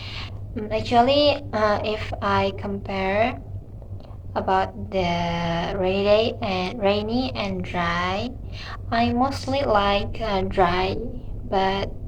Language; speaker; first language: English; non-native, learner; Indonesian